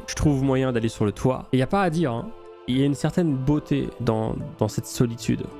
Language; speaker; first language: French; native; French